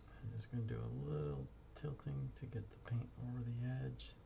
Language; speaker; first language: English; native; English